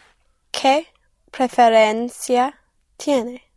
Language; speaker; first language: Spanish; non-native, learner; English